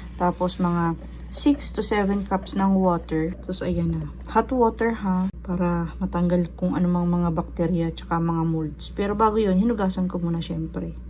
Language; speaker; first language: Filipino; native; Filipino